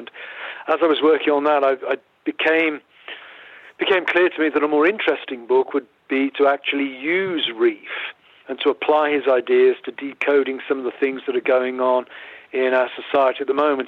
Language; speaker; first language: English; native; English